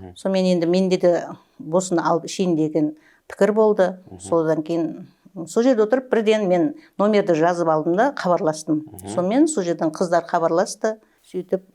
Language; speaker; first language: Kazakh; native; Kazakh